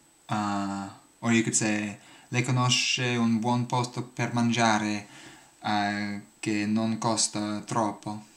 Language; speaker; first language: Italian; non-native, learner; English